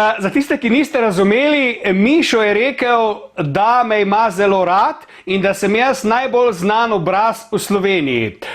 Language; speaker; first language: Slovenian; native; Slovenian